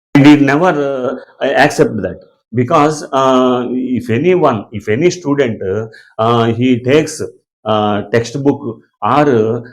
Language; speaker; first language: English; non-native, local second language; Telugu